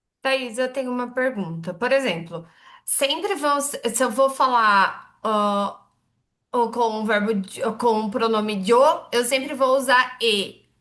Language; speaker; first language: Portuguese; native; Portuguese